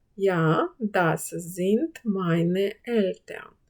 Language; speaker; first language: German; non-native, fluent; Ukrainian